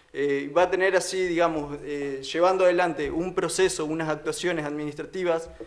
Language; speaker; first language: Spanish; native; Spanish